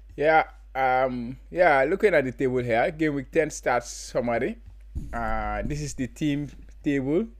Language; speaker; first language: English; non-native, local second language; Wolof